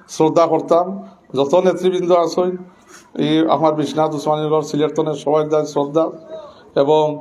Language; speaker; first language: Bangla; native; Bangla